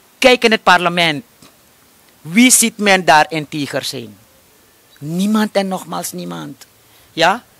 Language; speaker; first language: Dutch; native; Dutch